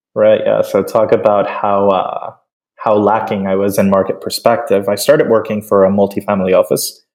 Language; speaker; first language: English; early bilingual, other home language; Spanish